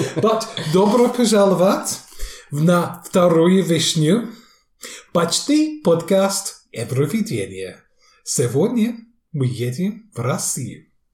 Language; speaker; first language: Russian; non-native, fluent; English